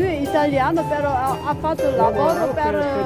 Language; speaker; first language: Italian; non-native, learner; Korean